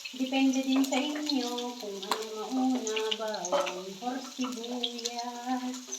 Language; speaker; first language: Filipino; non-native, local second language; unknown